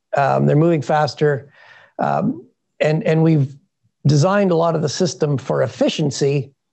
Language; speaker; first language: English; native; English